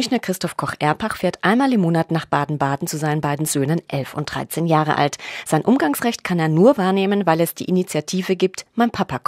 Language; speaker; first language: German; native; German